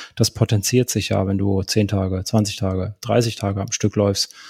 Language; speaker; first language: German; native; German